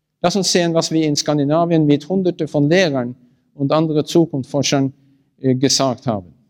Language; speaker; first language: German; non-native, learner; Norwegian